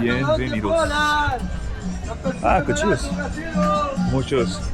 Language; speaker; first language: Spanish; non-native, learner; English